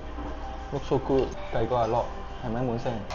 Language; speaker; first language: Thai; non-native, learner; Cantonese